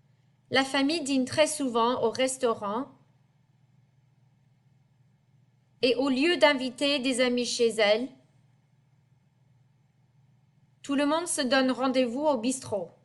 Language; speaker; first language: French; non-native, fluent; English